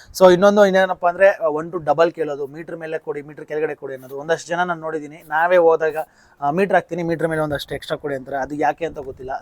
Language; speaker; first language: Kannada; native; Kannada